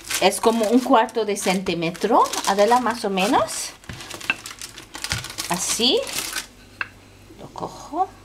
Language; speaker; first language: Spanish; non-native, fluent; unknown